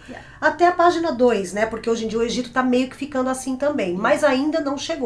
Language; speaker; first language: Portuguese; native; Portuguese